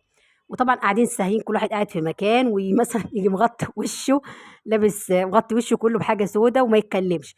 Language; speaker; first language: Arabic; native; Arabic